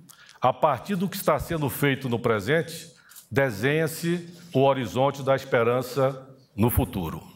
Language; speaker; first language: Portuguese; native; Portuguese